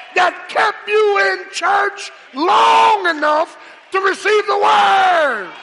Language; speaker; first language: English; native; English